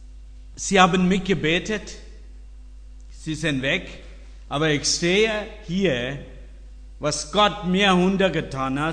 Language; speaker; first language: German; non-native, learner; Tamil